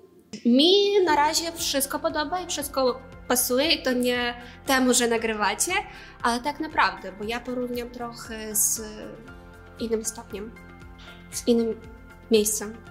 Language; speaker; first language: Polish; non-native, learner; Ukrainian